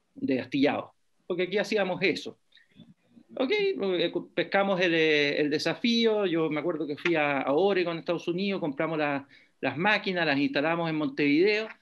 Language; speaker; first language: Spanish; native; Spanish